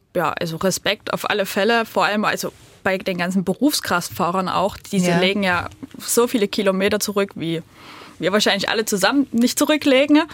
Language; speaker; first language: German; native; German